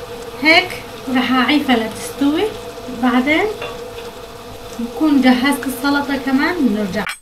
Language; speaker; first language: Arabic; non-native, local second language; Kurdish